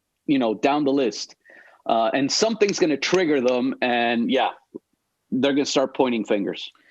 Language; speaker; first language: English; native; English